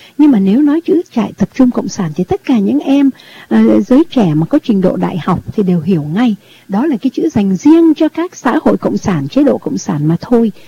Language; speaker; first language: Vietnamese; native; Vietnamese